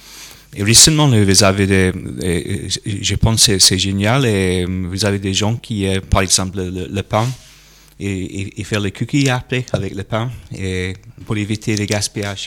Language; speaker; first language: French; non-native, learner; English